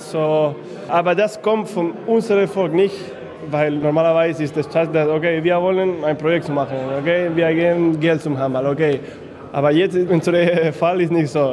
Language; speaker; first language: German; non-native, fluent; Spanish